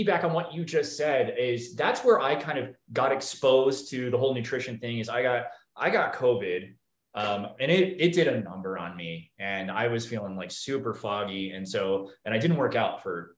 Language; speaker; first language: English; native; English